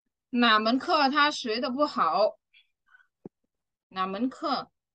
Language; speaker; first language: Chinese; non-native, fluent; Vietnamese